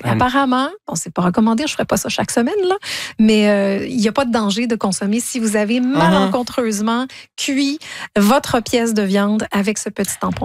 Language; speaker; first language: French; native; French